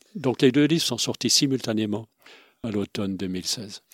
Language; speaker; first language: French; non-native, fluent; Swiss German